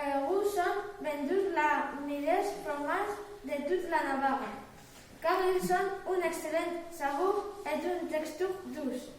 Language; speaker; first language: French; non-native, learner; Spanish